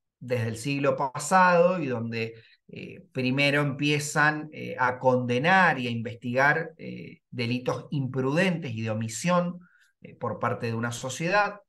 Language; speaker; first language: Spanish; native; Spanish